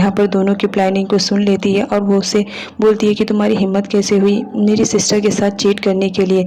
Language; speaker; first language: Hindi; native; Hindi